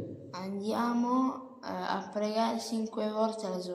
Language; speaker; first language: Italian; early bilingual, other home language; Bangla